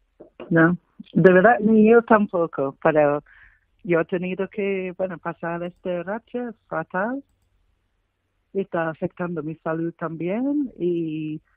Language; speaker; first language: Spanish; non-native, fluent; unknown